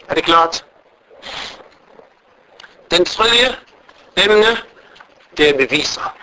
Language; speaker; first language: Danish; non-native, fluent; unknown